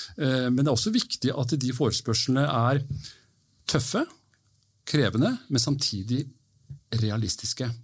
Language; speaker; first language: Norwegian; early bilingual, heritage; Norwegian